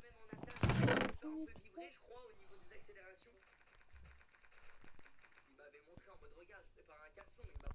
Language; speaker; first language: French; native; French